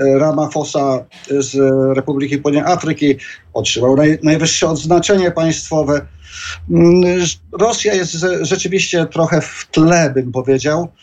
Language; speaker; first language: Polish; native; Polish